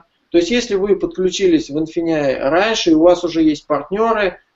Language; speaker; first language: Russian; native; Russian